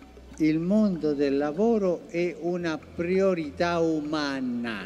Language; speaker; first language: Italian; non-native, fluent; Spanish